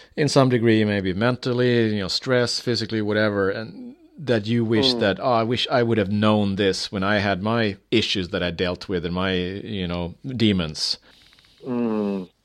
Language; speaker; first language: English; non-native, fluent; Swedish